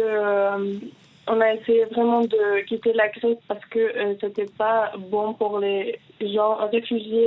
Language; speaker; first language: French; non-native, fluent; Persian